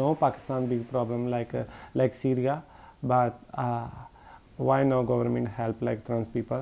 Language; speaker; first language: English; non-native, learner; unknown